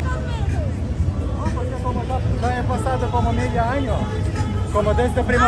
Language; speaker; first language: Spanish; non-native, learner; Russian